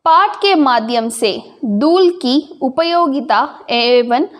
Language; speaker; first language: Hindi; non-native, local second language; Tamil